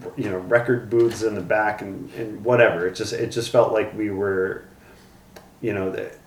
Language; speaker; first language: English; native; English